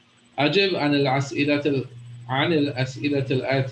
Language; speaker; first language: Arabic; non-native, fluent; English